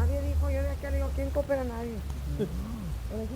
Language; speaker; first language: Spanish; native; Spanish